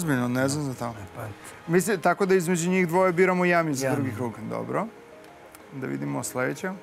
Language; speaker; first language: Serbian; native; Serbian